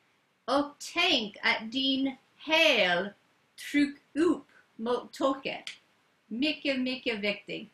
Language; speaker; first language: Swedish; non-native, learner; English